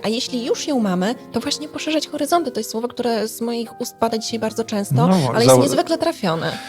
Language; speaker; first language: Polish; native; Polish